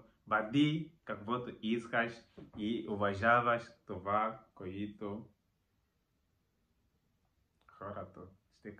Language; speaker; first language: Bulgarian; non-native, learner; Macedonian